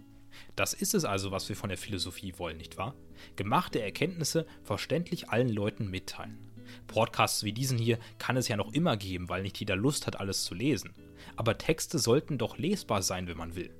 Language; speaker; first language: German; native; German